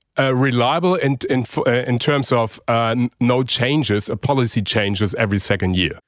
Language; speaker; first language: English; non-native, fluent; German